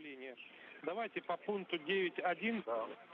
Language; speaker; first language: Russian; native; Russian